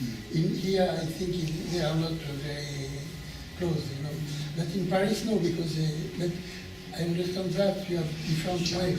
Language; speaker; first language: English; non-native, learner; French